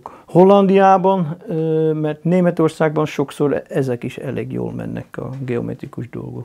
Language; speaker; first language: Hungarian; non-native, fluent; Dutch